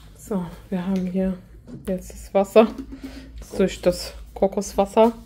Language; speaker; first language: German; non-native, fluent; Russian